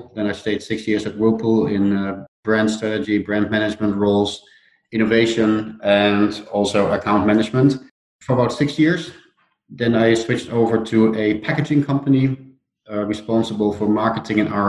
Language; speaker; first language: English; non-native, fluent; Dutch